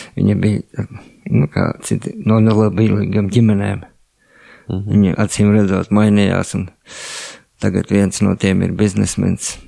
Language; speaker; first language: Latvian; native; Latvian